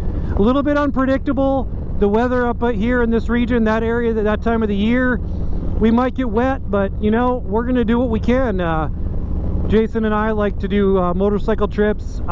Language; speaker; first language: English; native; English